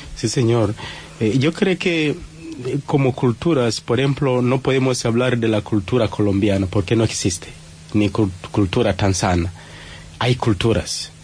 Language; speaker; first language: Spanish; non-native, fluent; Swahili